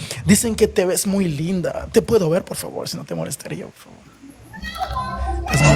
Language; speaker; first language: Spanish; non-native, fluent; Haitian Creole